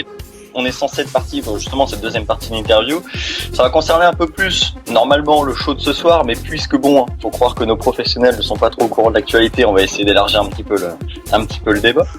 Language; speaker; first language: French; native; French